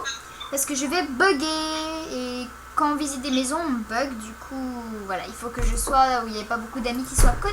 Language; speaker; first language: French; native; French